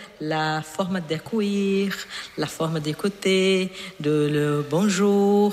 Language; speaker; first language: French; non-native, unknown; Portuguese